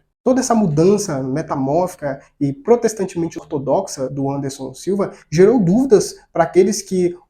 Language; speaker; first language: Portuguese; native; Portuguese